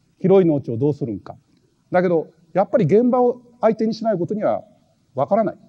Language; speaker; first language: Japanese; native; Japanese